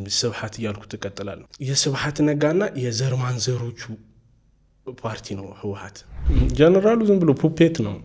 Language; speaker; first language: Amharic; non-native, local second language; Tigrinya